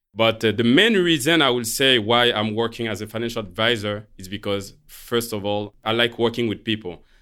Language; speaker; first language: English; non-native, fluent; Haitian Creole